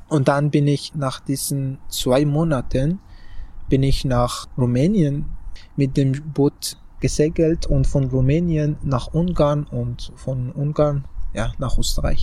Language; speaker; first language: German; non-native, fluent; Persian